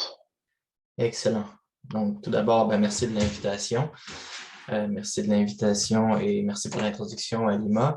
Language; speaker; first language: French; native; French